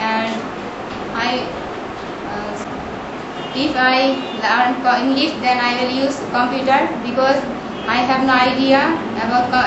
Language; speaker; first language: English; non-native, learner; Bangla